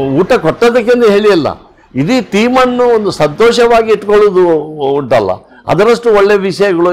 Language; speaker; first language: Kannada; non-native, local second language; Tulu